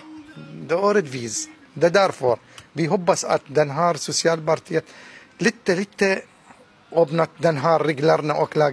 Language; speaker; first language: Swedish; non-native, learner; Arabic